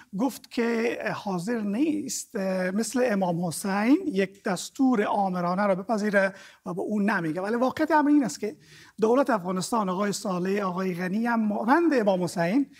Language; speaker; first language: Persian; native; Persian